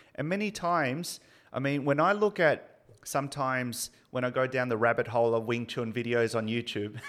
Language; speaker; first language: English; early bilingual, other home language; Spanish